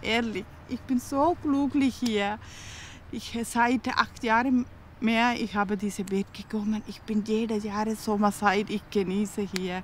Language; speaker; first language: German; non-native, learner; Tamil